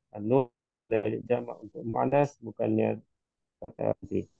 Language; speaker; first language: Indonesian; non-native, learner; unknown